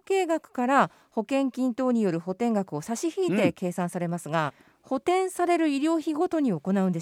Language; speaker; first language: Japanese; native; Japanese